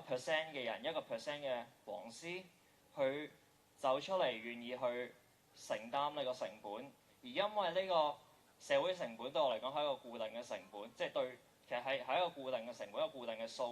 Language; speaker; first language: Cantonese; native; Cantonese